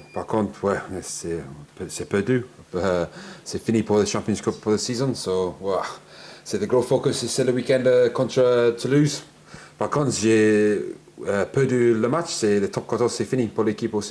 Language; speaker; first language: French; non-native, learner; English